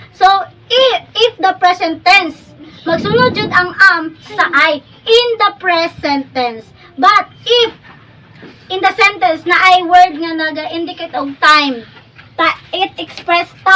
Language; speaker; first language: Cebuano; native; Cebuano